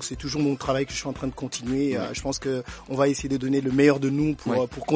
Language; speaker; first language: French; non-native, local second language; Lingala